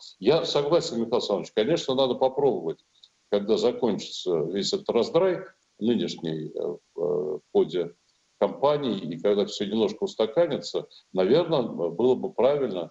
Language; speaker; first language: Russian; native; Russian